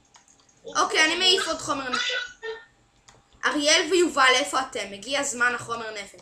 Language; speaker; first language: Hebrew; native; Hebrew